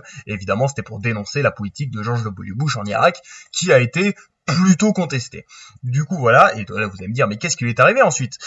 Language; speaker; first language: French; native; French